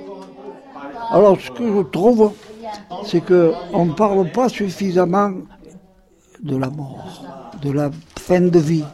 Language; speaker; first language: French; native; French